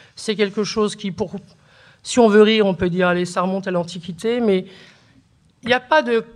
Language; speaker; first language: French; early bilingual, other home language; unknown